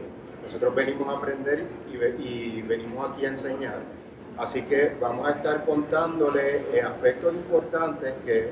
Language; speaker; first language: Spanish; native; Spanish